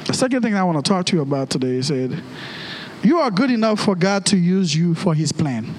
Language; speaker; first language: English; non-native, fluent; Haitian Creole